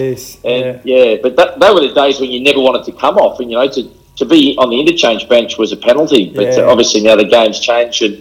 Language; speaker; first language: English; native; English